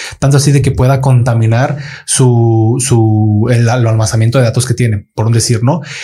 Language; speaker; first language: Spanish; native; Spanish